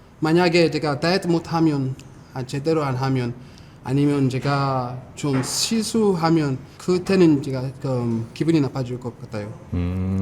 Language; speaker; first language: Korean; non-native, fluent; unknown